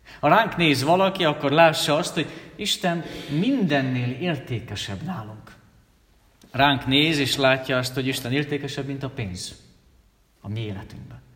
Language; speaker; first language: Hungarian; native; Hungarian